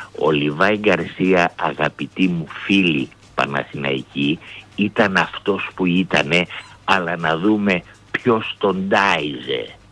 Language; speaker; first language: Greek; native; Greek